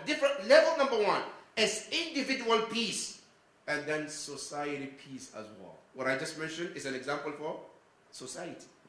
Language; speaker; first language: English; non-native, fluent; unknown